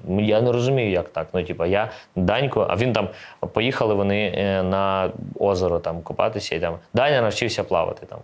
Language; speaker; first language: Ukrainian; native; Ukrainian